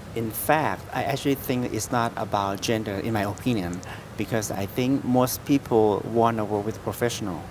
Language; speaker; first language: English; non-native, fluent; Thai